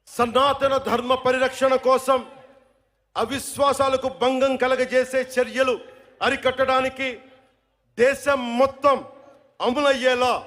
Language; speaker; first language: Telugu; native; Telugu